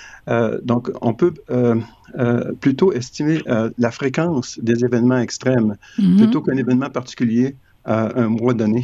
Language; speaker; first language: French; native; French